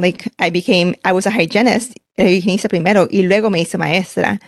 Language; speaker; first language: English; early bilingual, other home language; Spanish